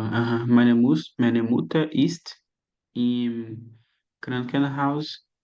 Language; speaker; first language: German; non-native, learner; Portuguese